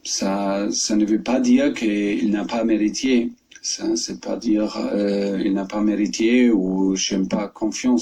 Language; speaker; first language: French; non-native, fluent; German